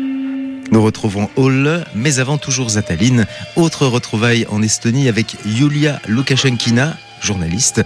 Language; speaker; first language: French; native; French